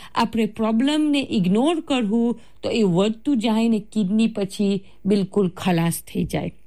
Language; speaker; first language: Gujarati; early bilingual, heritage; Gujarati